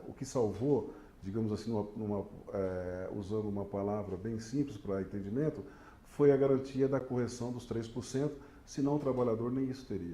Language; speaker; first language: Portuguese; native; Portuguese